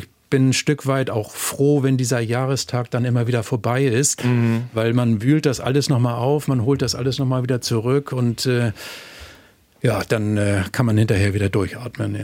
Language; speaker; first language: German; native; German